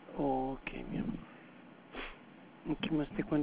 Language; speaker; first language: Spanish; native; Spanish